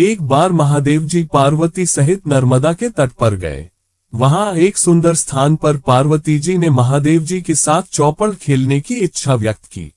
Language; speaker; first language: Hindi; native; Hindi